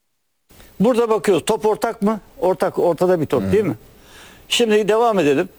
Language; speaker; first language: Turkish; native; Turkish